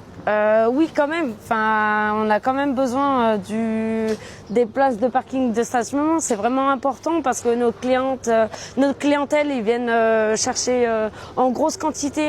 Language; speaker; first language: French; native; French